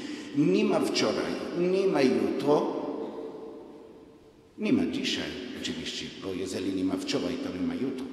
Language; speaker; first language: Polish; non-native, fluent; Hebrew